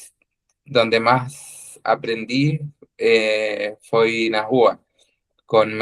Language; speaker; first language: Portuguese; non-native, learner; Spanish